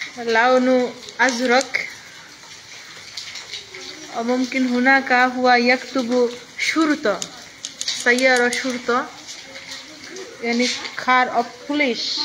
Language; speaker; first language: Arabic; non-native, learner; Bangla